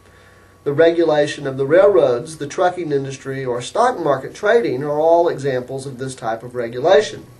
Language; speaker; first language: English; native; English